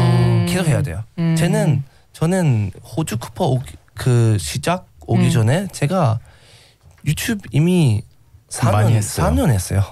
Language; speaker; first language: Korean; non-native, learner; English